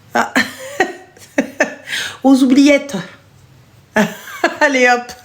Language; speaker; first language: French; early bilingual, other home language; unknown